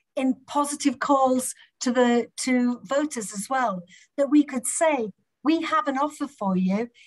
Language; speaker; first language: English; native; English